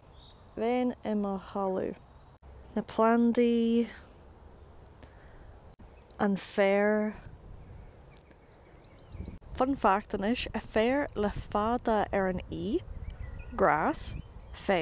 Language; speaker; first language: Irish; non-native, local second language; English